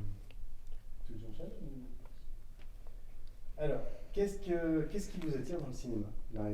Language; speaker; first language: French; native; French